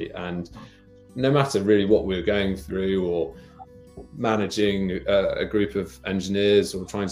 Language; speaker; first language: English; native; English